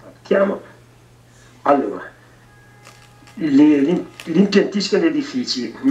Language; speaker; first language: Italian; native; Italian